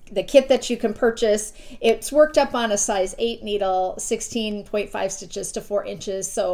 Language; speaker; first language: English; native; English